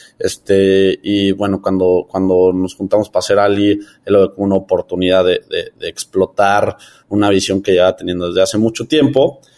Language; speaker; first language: Spanish; early bilingual, heritage; Spanish